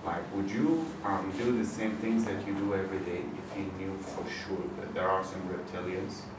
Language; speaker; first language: English; non-native, fluent; Turkish